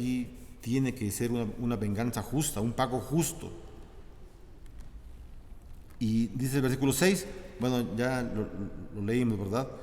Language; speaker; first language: Spanish; native; Spanish